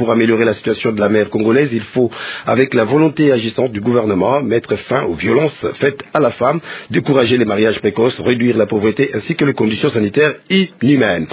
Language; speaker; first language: French; non-native, local second language; Lingala